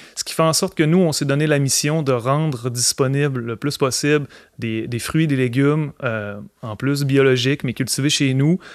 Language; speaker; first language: French; native; French